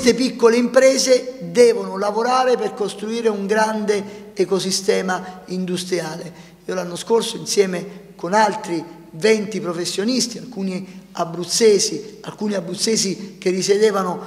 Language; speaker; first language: Italian; native; Italian